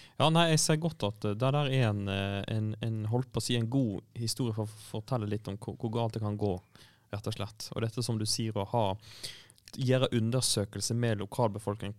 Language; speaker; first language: Norwegian; native; Norwegian